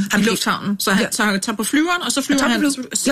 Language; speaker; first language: Danish; native; Danish